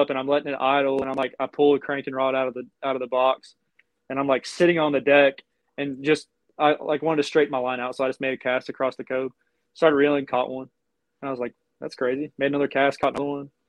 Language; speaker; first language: English; native; English